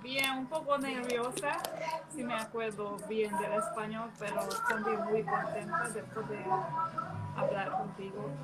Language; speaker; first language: Spanish; non-native, fluent; Hungarian